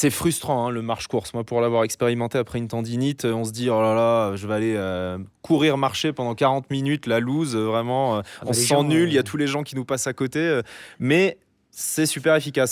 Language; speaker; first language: French; native; French